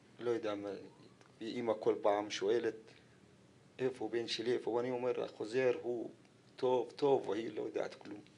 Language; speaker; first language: Hebrew; non-native, local second language; Arabic